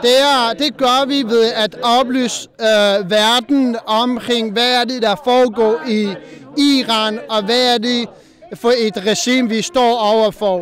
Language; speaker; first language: Danish; non-native, fluent; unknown